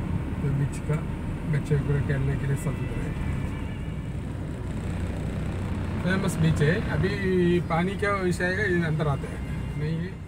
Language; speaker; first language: Hindi; non-native, local second language; Malayalam